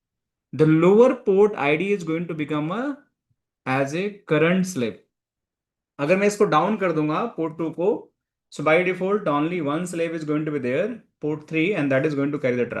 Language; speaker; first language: English; non-native, local second language; Hindi